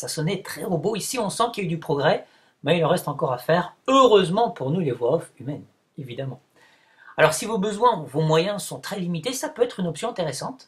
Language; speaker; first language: French; native; French